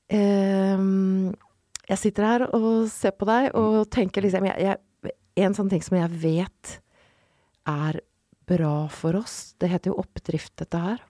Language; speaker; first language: Norwegian; native; Norwegian